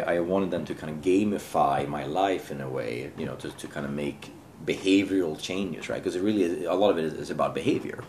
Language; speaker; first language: English; non-native, fluent; Swedish